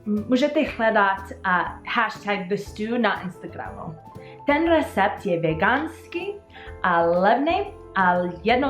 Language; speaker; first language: Czech; non-native, learner; English